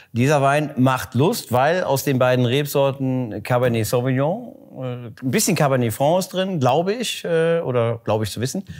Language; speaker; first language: German; native; German